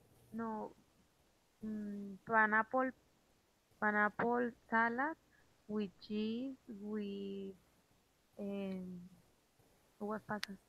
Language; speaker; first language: English; non-native, learner; Spanish